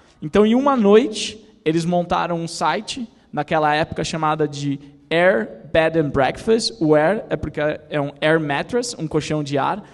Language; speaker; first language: Portuguese; native; Portuguese